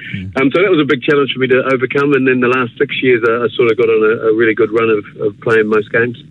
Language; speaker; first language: English; native; English